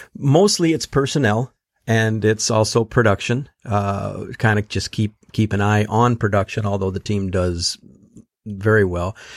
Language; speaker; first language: English; native; English